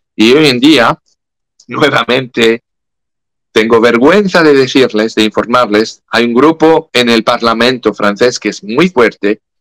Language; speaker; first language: Spanish; non-native, fluent; French